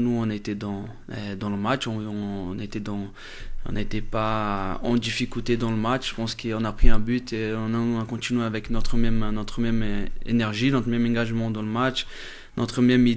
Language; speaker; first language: French; non-native, fluent; Portuguese